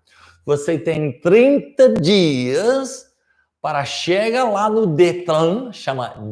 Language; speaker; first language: Portuguese; non-native, fluent; English